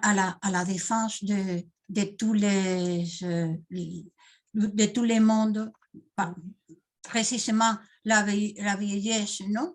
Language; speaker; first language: French; non-native, fluent; Spanish